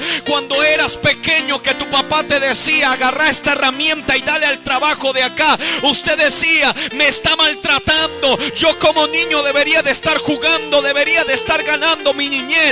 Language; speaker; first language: Spanish; native; Spanish